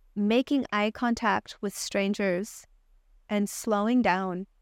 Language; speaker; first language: English; native; English